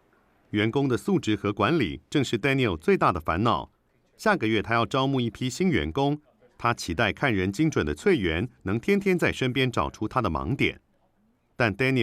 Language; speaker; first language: Chinese; native; Chinese